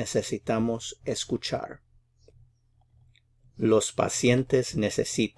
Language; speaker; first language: Spanish; non-native, fluent; English